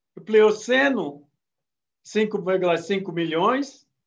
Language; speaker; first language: Portuguese; non-native, fluent; English